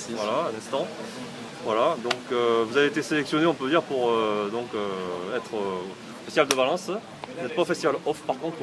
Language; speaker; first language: French; native; French